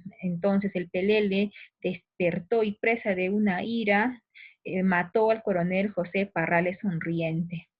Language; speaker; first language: Spanish; native; Spanish